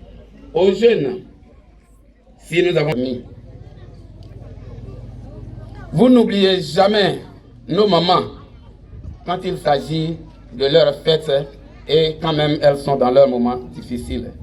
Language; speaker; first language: French; non-native, local second language; Baoulé